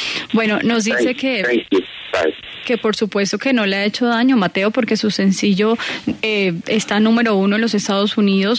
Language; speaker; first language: Spanish; native; Spanish